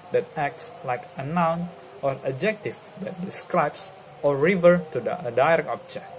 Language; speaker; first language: English; non-native, learner; Indonesian